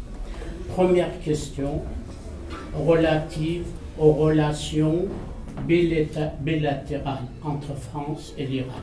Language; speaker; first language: French; non-native, fluent; Arabic